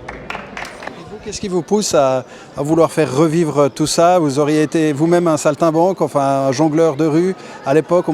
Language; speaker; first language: French; native; French